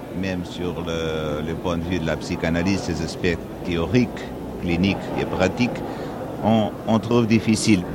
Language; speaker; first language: French; non-native, fluent; Portuguese